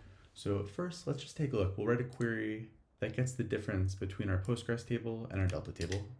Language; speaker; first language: English; native; English